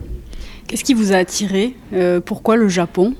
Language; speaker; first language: French; native; French